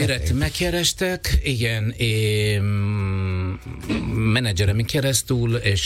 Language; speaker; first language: Hungarian; non-native, learner; Italian